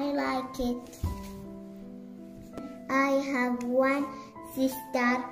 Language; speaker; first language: English; non-native, learner; Arabic